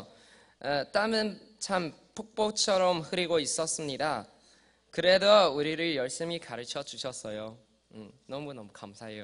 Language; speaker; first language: Korean; non-native, learner; Chinese